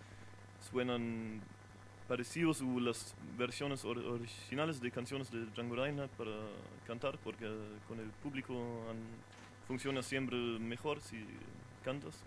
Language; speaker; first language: Spanish; non-native, fluent; French